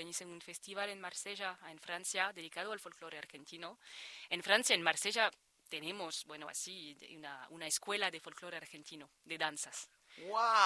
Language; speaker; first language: Spanish; non-native, fluent; French